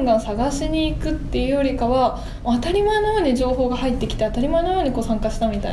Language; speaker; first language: Japanese; native; Japanese